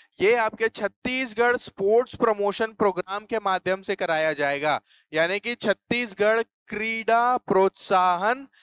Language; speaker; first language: Hindi; native; Hindi